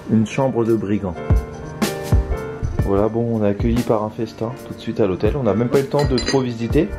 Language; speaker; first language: French; native; French